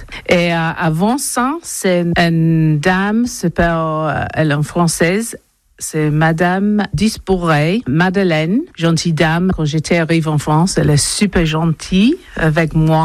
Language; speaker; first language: French; non-native, learner; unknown